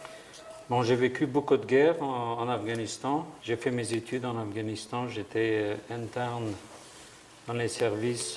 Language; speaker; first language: French; non-native, fluent; Persian